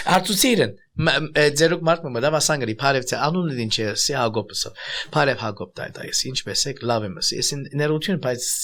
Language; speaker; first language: Armenian; early bilingual, heritage; Armenian